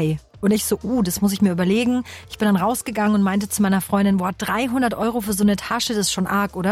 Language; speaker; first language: German; native; German